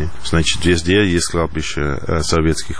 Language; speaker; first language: Russian; non-native, fluent; Dutch